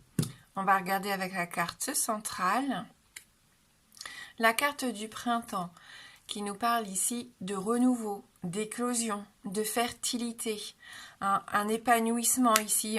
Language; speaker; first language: French; native; French